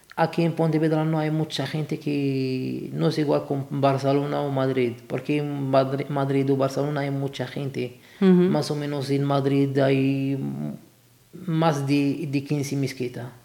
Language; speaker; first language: Spanish; non-native, learner; Arabic